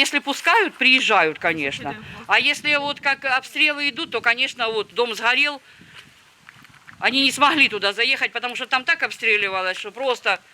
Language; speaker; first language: Russian; native; Russian